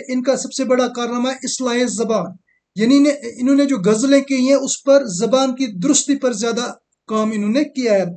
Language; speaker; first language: Urdu; non-native, local second language; Kashmiri